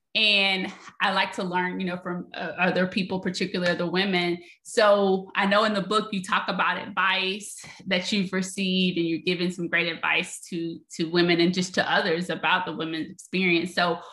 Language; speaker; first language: English; native; English